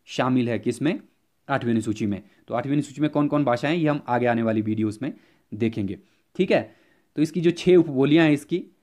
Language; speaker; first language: Hindi; native; Hindi